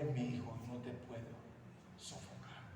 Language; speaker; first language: Spanish; native; Spanish